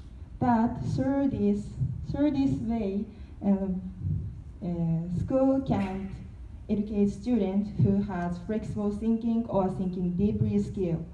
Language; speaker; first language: English; non-native, learner; Korean